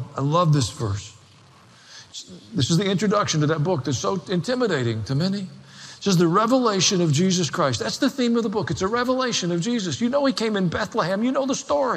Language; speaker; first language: English; native; English